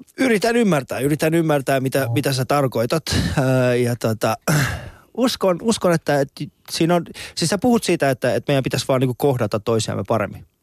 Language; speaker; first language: Finnish; non-native, fluent; Persian